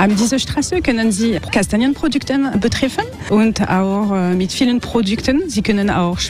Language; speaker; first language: German; non-native, learner; French